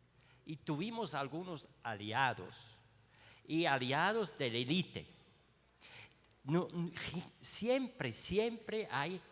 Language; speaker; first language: Spanish; non-native, learner; Swiss German